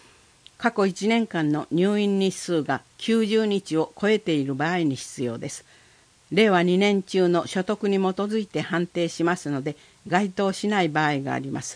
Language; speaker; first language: Japanese; native; Japanese